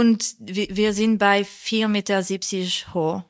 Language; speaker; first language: German; non-native, fluent; French